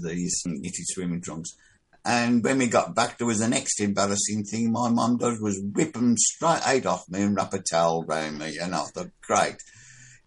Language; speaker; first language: English; native; English